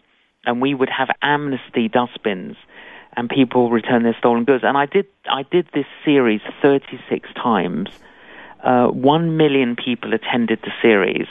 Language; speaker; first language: English; native; English